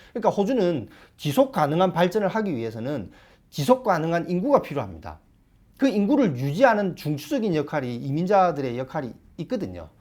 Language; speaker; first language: Korean; native; Korean